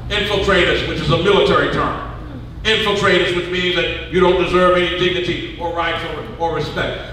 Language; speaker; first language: English; native; English